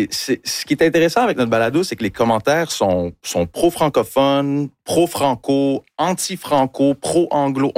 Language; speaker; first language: French; early bilingual, other home language; English